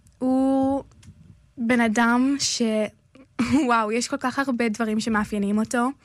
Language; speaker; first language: Hebrew; early bilingual, heritage; English